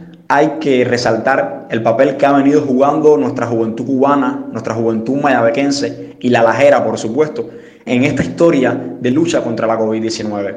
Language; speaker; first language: Spanish; native; Spanish